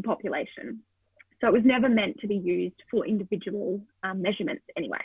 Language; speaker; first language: English; native; English